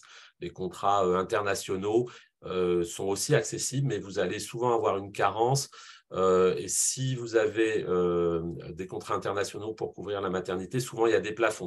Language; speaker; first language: French; native; French